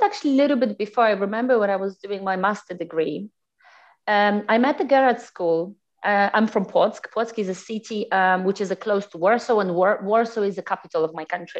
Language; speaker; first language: English; non-native, fluent; Polish